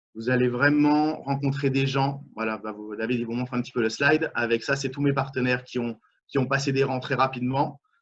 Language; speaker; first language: French; native; French